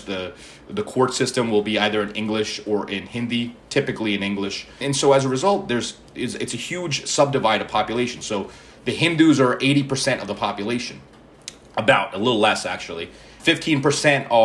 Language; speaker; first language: English; early bilingual, other home language; Malayalam